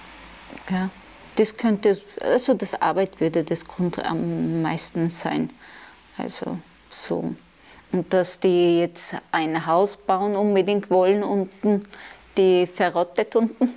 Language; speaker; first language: German; early bilingual, other home language; Turkish